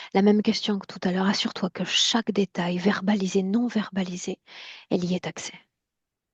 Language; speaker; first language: French; native; French